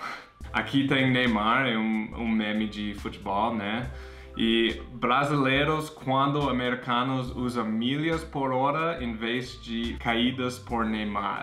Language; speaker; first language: Portuguese; non-native, fluent; English